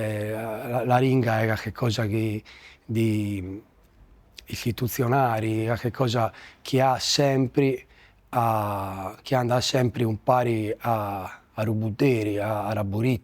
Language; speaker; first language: Italian; native; Italian